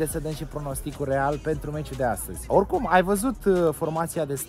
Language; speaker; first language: Romanian; native; Romanian